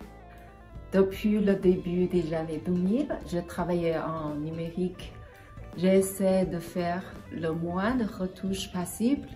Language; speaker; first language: French; non-native, fluent; Chinese